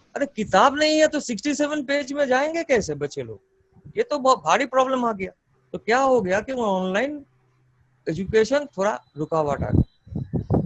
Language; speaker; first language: Hindi; non-native, local second language; Bangla